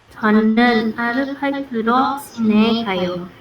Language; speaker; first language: Korean; non-native, learner; Indonesian